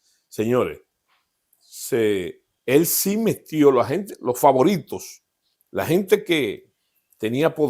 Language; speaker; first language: Spanish; native; Spanish